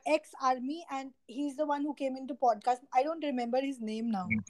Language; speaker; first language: English; non-native, local second language; Hindi